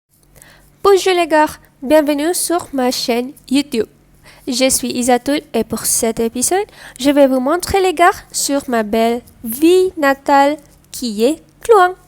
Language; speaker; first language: French; non-native, learner; Malay